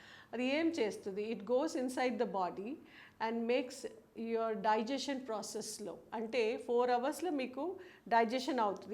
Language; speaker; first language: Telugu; non-native, local second language; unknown